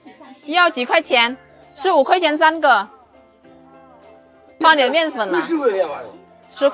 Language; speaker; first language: Chinese; non-native, fluent; Indonesian